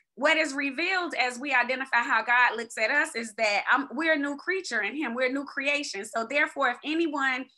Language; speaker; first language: English; native; English